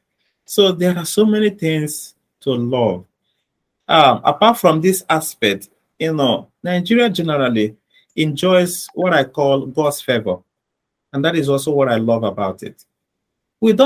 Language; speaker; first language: English; non-native, local second language; Igbo